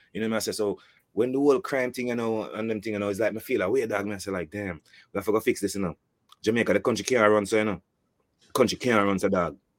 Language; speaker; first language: English; native; English